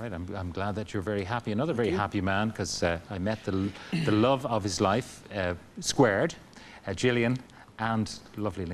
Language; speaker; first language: English; native; English